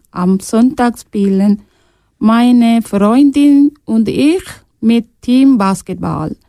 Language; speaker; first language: German; non-native, learner; Tamil